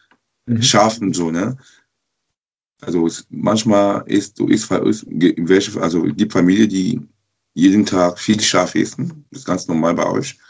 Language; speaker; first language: German; non-native, learner; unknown